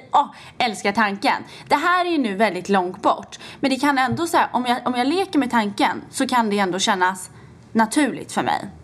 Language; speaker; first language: Swedish; native; Swedish